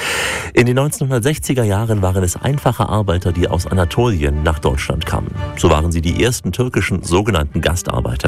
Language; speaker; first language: German; native; German